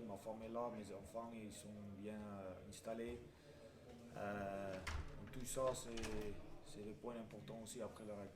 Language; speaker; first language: French; non-native, fluent; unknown